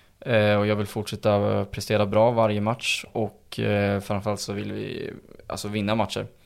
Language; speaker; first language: Swedish; native; Swedish